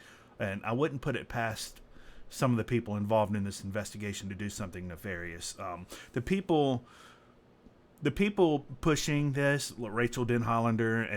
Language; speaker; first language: English; native; English